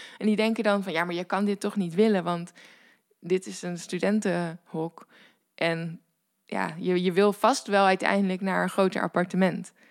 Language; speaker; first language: Dutch; native; Dutch